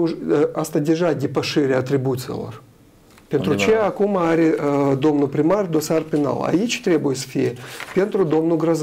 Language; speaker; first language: Romanian; non-native, local second language; Russian